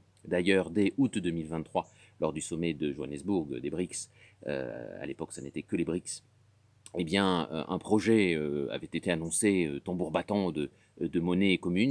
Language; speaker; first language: French; native; French